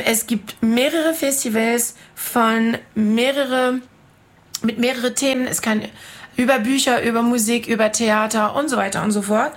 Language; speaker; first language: German; non-native, fluent; French